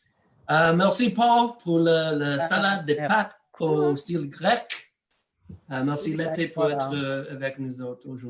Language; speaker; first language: French; non-native, learner; English